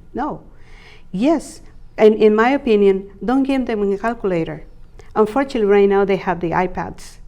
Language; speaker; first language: English; non-native, fluent; Spanish